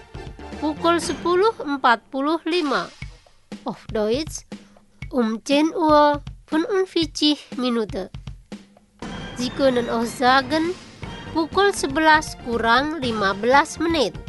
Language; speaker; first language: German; non-native, learner; Indonesian